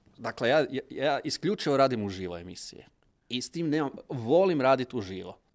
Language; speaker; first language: Croatian; native; Croatian